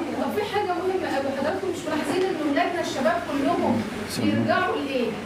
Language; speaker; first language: Arabic; native; Arabic